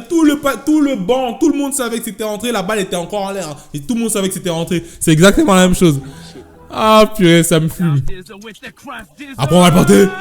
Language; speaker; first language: French; native; French